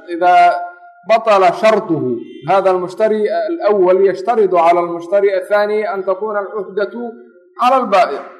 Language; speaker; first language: Arabic; non-native, local second language; Somali